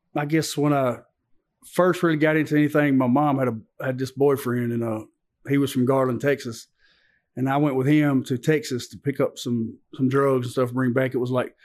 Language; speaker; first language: English; native; English